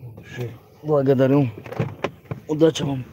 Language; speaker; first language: Russian; non-native, local second language; Tajik